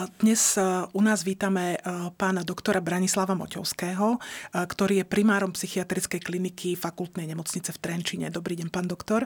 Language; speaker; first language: Slovak; native; Slovak